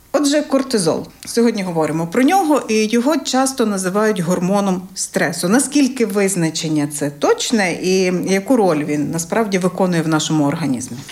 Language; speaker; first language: Ukrainian; native; Ukrainian